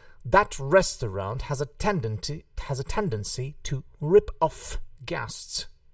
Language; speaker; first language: English; non-native, fluent; Hungarian